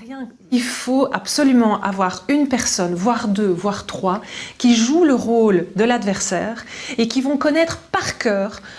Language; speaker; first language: French; native; French